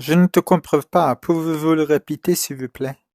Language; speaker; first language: French; non-native, learner; English